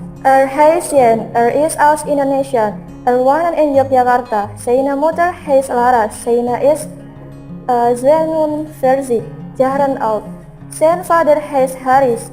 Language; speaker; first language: German; non-native, learner; Indonesian